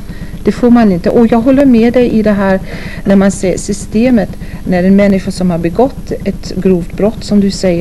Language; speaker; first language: Swedish; non-native, fluent; English